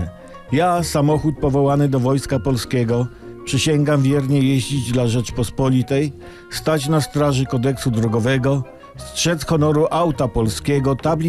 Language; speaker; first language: Polish; native; Polish